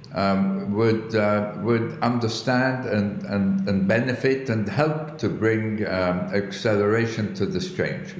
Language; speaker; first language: English; early bilingual, other home language; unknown